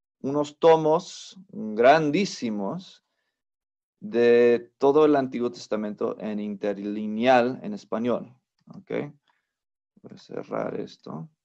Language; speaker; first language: Spanish; non-native, fluent; English